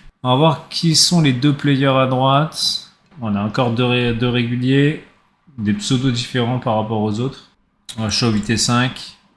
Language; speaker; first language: French; native; French